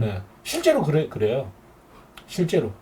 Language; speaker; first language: Korean; native; Korean